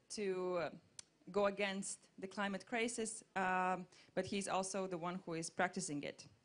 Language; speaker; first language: English; non-native, fluent; Latvian